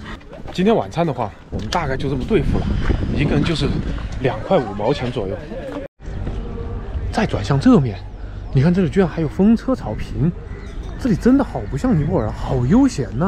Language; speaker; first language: Chinese; native; Chinese